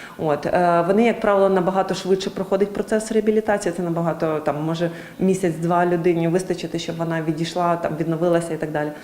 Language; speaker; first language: Ukrainian; native; Ukrainian